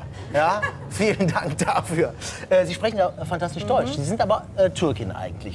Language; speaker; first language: German; native; German